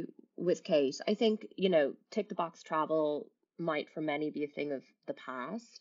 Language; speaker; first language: English; native; English